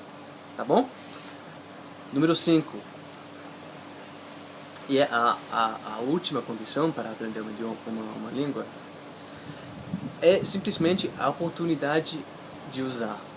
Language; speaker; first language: Portuguese; non-native, fluent; English